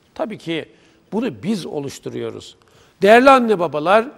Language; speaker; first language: Turkish; native; Turkish